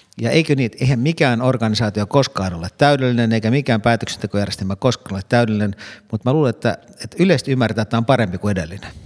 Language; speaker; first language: Finnish; native; Finnish